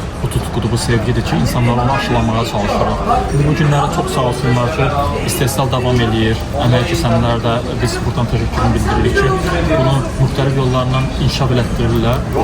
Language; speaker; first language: Azerbaijani; native; Azerbaijani